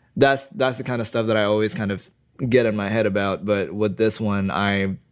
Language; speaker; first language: English; non-native, fluent; Indonesian